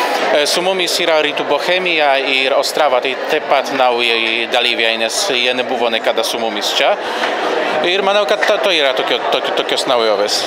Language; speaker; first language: Lithuanian; non-native, fluent; Polish